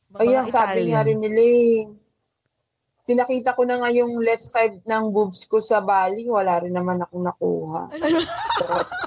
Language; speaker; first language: Filipino; native; Filipino